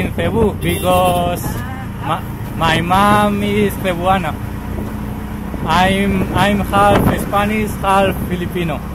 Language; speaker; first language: English; non-native, learner; Spanish